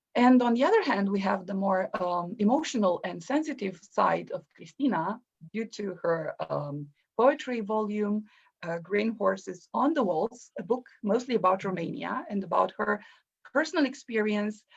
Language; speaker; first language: English; non-native, fluent; Romanian